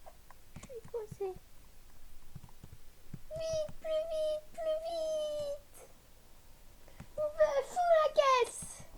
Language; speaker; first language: French; native; French